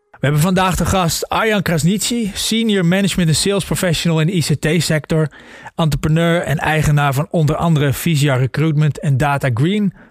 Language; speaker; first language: Dutch; native; Dutch